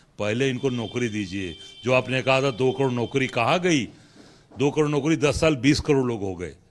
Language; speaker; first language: Hindi; native; Hindi